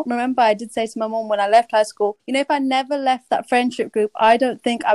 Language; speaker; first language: English; native; English